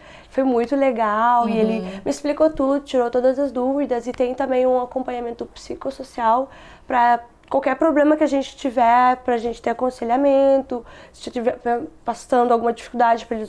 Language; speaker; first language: Portuguese; non-native, local second language; Kabuverdianu